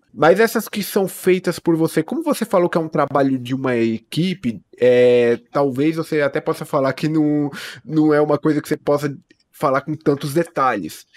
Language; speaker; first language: Portuguese; native; Portuguese